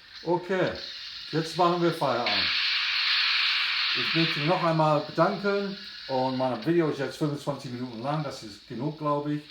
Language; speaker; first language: German; non-native, fluent; English